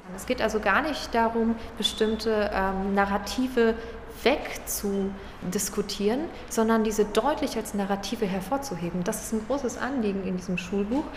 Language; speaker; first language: German; early bilingual, other home language; Polish